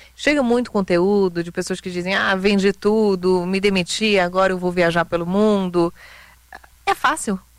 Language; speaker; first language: Portuguese; native; Portuguese